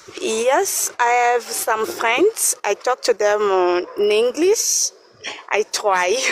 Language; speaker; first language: English; non-native, learner; French